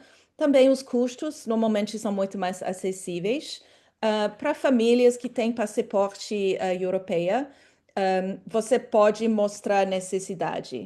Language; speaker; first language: Portuguese; non-native, fluent; English